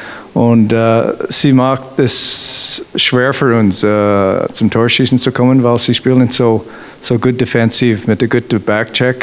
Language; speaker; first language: German; non-native, learner; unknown